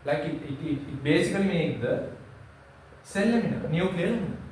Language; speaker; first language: English; non-native, local second language; Sinhala